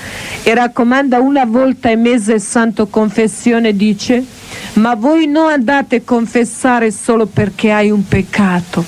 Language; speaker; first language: Italian; non-native, learner; Croatian